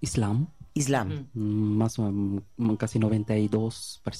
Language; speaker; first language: Spanish; non-native, learner; Bangla